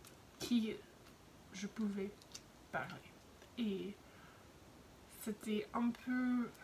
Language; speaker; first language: French; non-native, fluent; English